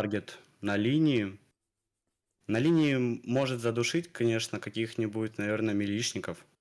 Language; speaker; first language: Russian; native; Russian